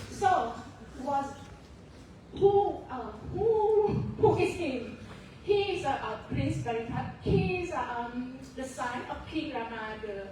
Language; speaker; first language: English; non-native, fluent; Thai